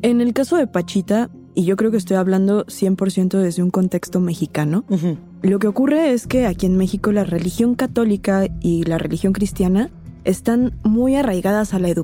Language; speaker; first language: Spanish; native; Spanish